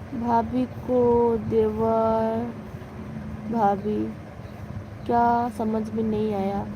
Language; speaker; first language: Hindi; non-native, local second language; Bangla